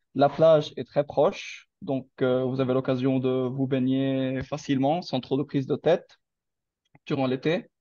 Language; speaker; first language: French; non-native, local second language; Arabic